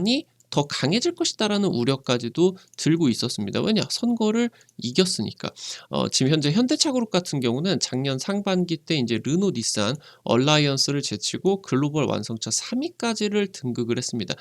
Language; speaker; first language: Korean; native; Korean